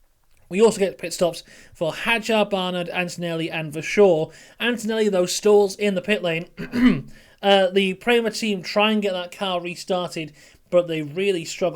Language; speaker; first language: English; native; English